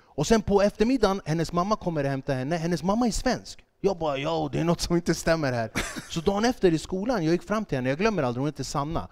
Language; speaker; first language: Swedish; early bilingual, other home language; Kurdish